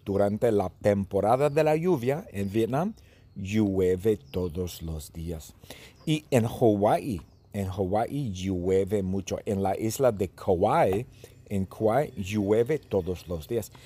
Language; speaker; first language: Spanish; early bilingual, heritage; Spanish